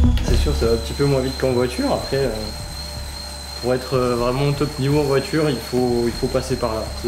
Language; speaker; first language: French; native; French